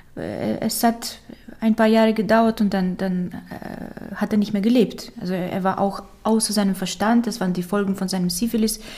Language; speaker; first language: German; early bilingual, other home language; Romanian